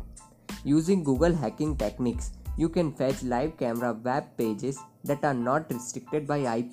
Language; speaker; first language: English; non-native, local second language; Hindi